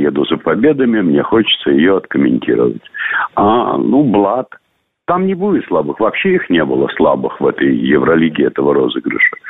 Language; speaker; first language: Russian; native; Russian